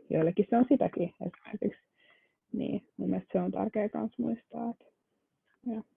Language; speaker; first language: Finnish; early bilingual, other home language; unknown